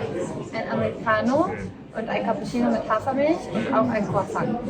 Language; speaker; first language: German; early bilingual, heritage; Norwegian